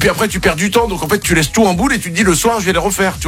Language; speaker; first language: French; native; French